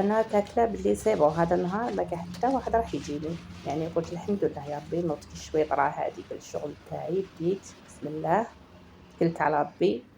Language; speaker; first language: Arabic; native; Arabic